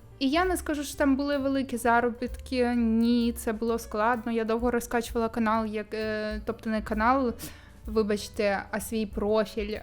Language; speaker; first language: Ukrainian; non-native, local second language; Russian